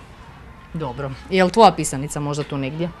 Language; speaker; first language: Croatian; native; Croatian